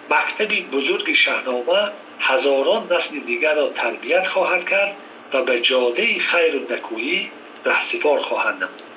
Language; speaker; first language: Persian; native; Persian